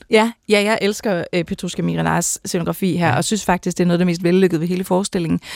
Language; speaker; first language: Danish; native; Danish